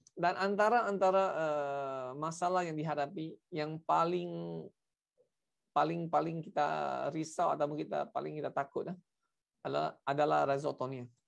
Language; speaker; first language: Malay; non-native, local second language; Chinese